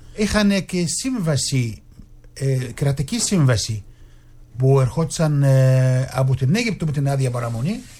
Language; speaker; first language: Greek; non-native, fluent; Arabic